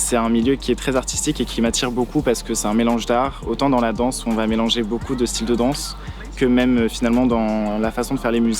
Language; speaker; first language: French; native; French